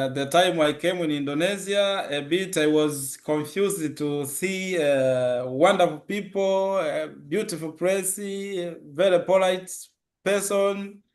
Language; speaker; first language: English; non-native, local second language; Swahili